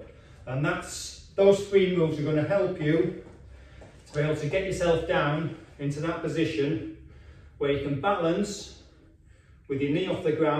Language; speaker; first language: English; native; English